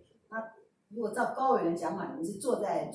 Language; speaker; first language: Chinese; native; Chinese